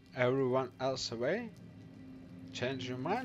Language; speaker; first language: English; non-native, learner; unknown